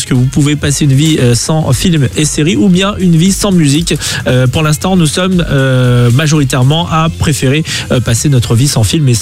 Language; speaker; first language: French; native; French